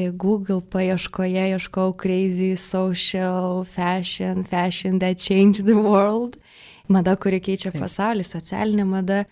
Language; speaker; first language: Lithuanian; early bilingual, heritage; Russian